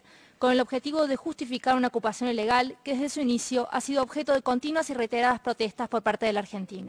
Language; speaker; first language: Spanish; native; Spanish